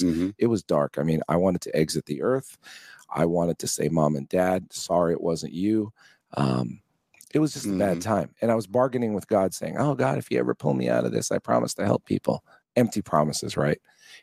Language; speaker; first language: English; native; English